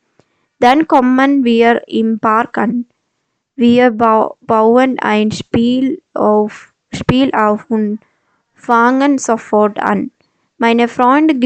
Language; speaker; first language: German; non-native, learner; Malayalam